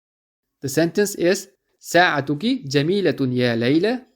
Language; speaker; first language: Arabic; non-native, fluent; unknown